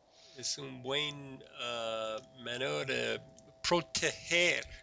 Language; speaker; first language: Spanish; non-native, learner; English